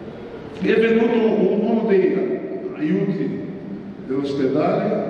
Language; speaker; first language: Italian; non-native, fluent; Portuguese